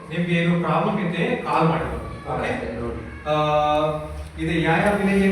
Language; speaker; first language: Kannada; non-native, local second language; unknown